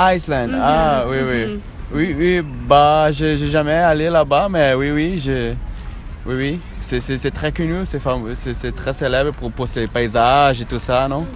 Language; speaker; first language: French; non-native, fluent; Portuguese